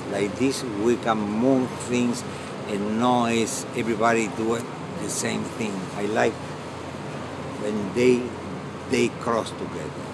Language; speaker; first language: English; non-native, fluent; Spanish